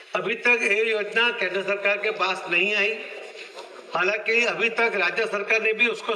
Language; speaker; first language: Hindi; non-native, local second language; Marathi